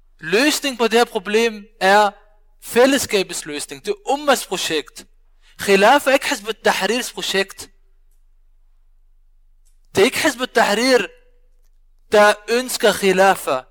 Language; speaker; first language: Danish; early bilingual, other home language; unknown